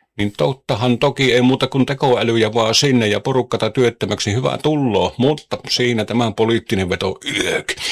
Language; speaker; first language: Finnish; native; Finnish